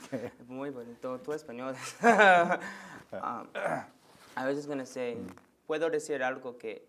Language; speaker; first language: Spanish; early bilingual, heritage; Spanish